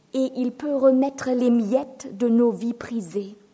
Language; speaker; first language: French; non-native, fluent; German